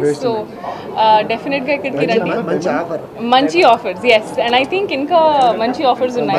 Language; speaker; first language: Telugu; non-native, local second language; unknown